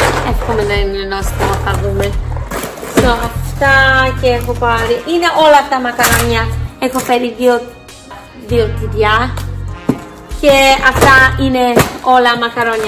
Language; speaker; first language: Greek; early bilingual, heritage; English